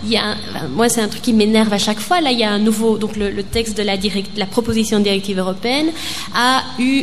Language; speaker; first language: French; native; French